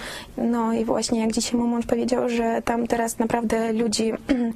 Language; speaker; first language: Polish; non-native, fluent; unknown